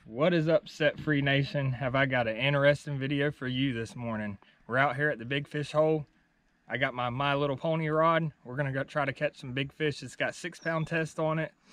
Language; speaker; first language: English; native; English